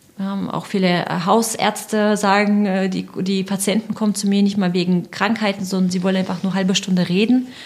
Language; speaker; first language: German; non-native, fluent; Russian